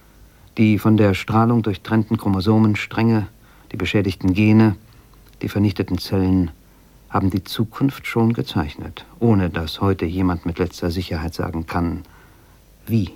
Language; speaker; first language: German; native; German